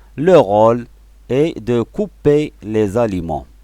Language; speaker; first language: French; non-native, local second language; Arabic